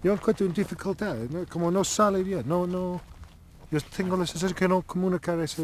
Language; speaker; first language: Spanish; non-native, learner; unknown